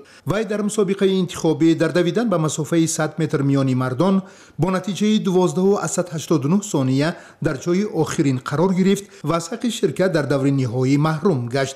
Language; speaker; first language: Persian; native; Persian